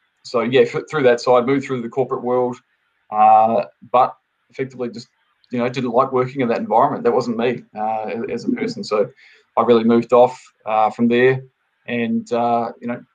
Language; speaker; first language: English; native; English